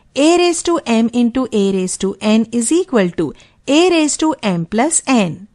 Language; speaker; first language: English; non-native, local second language; Gujarati